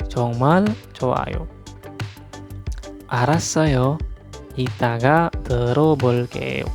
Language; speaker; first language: Korean; non-native, fluent; Indonesian